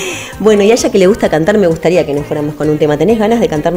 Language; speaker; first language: Spanish; native; Spanish